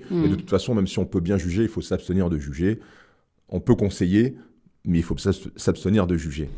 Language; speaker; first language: French; native; French